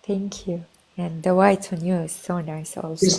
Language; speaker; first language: English; non-native, fluent; Arabic